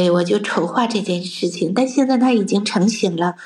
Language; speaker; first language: Chinese; native; Chinese